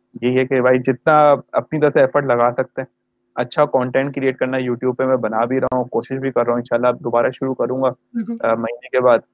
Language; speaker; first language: Urdu; native; Urdu